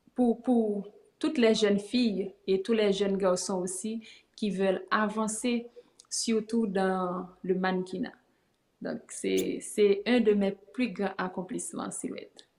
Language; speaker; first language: French; native; French